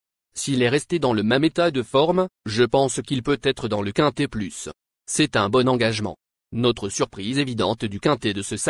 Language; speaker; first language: French; native; French